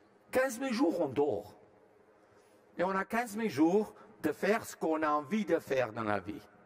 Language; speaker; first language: French; non-native, fluent; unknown